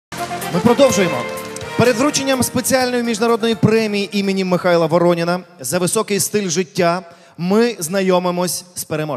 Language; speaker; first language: Ukrainian; native; Ukrainian